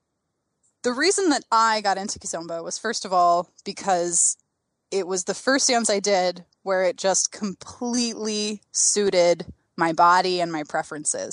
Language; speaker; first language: English; native; English